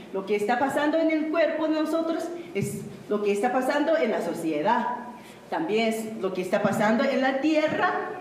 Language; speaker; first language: Spanish; non-native, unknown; Japanese